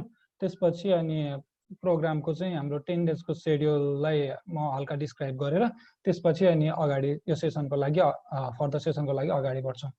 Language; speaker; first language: Nepali; native; Nepali